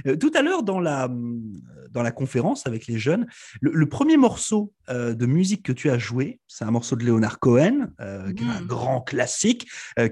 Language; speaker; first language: French; native; French